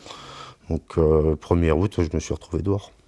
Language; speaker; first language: French; native; French